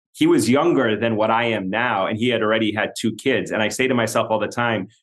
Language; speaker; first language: English; non-native, fluent; Arabic